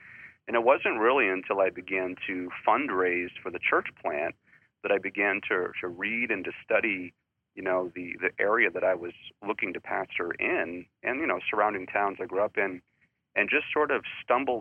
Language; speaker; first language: English; native; English